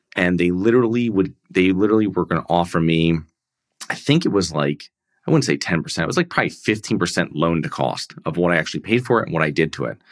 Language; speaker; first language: English; native; English